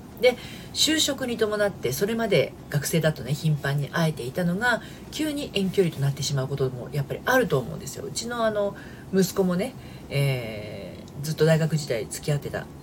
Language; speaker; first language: Japanese; native; Japanese